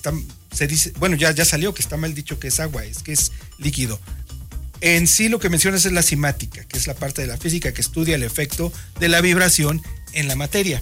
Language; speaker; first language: Spanish; native; Spanish